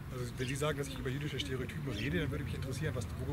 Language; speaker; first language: German; native; German